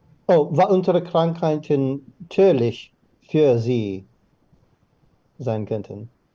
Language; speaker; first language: German; non-native, learner; English